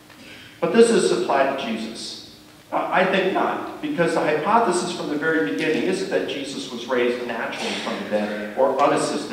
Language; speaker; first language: English; native; English